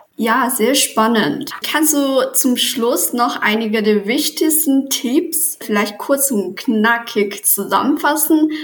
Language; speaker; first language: German; non-native, fluent; Chinese